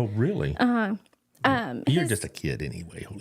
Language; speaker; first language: English; native; English